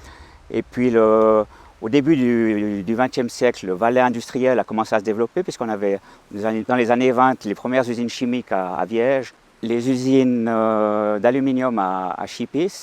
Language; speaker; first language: French; native; French